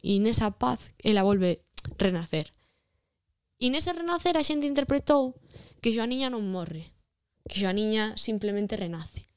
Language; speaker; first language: Galician; native; Galician